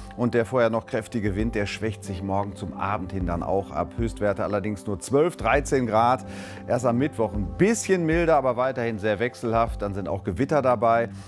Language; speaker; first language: German; native; German